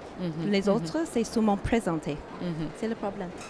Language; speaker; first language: French; non-native, learner; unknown